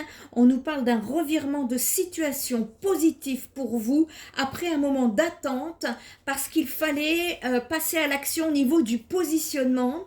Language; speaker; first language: French; native; French